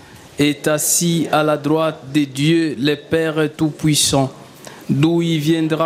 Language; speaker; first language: French; native; French